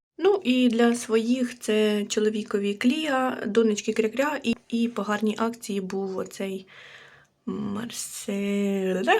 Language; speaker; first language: Ukrainian; non-native, local second language; Russian